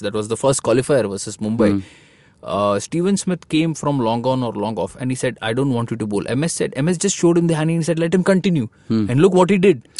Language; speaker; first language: English; non-native, local second language; Hindi